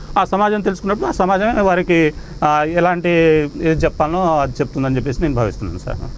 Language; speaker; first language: Telugu; non-native, local second language; Lambadi